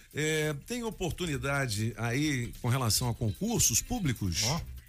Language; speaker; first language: Portuguese; native; Portuguese